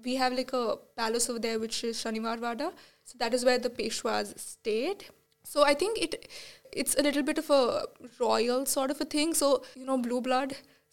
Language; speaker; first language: English; non-native, local second language; Marathi